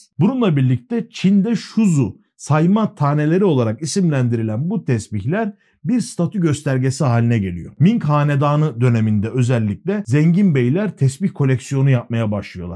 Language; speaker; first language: Turkish; native; Turkish